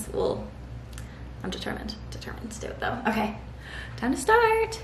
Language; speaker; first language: English; native; English